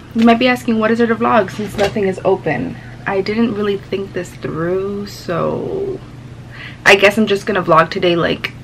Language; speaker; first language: English; early bilingual, other home language; Spanish